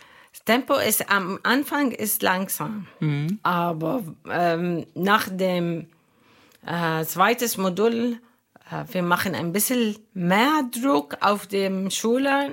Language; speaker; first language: German; non-native, learner; Arabic